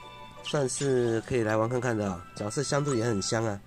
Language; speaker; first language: Chinese; native; Chinese